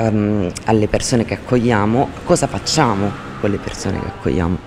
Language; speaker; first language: Italian; native; Italian